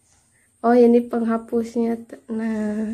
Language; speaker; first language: Indonesian; native; Indonesian